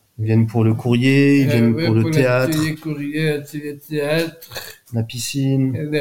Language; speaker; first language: French; native; French